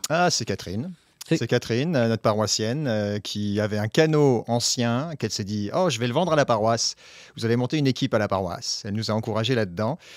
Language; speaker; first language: French; native; French